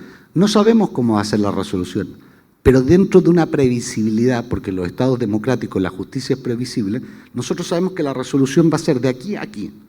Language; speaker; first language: Spanish; native; Spanish